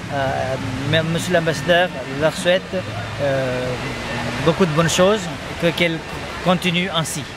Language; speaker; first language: French; non-native, fluent; Nepali